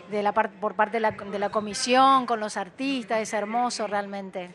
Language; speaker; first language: Spanish; native; Spanish